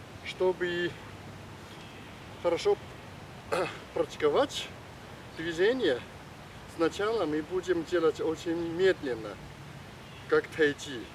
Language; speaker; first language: Russian; non-native, learner; Chinese